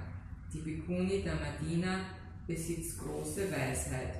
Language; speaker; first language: German; native; German